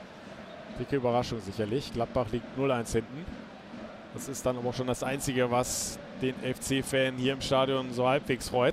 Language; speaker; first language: German; native; German